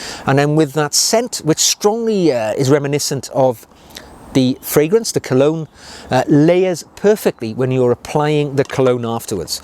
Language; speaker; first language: English; native; English